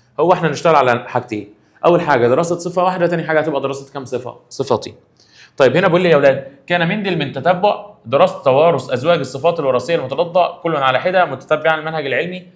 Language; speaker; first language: Egyptian Arabic; native; Egyptian Arabic